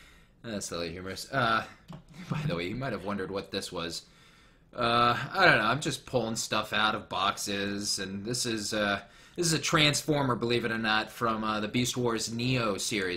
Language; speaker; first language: English; native; English